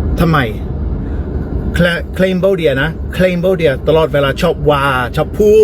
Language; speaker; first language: Thai; non-native, learner; English